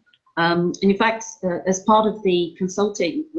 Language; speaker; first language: English; native; English